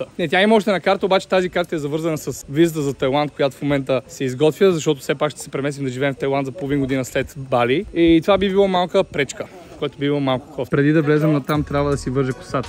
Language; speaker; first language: Bulgarian; native; Bulgarian